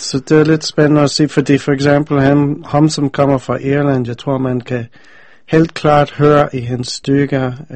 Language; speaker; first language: Danish; non-native, fluent; English